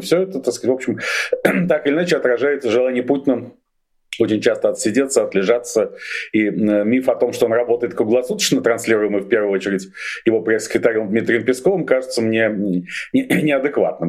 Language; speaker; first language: Russian; native; Russian